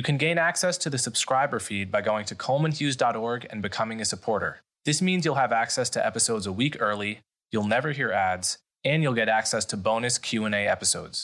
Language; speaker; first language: English; native; English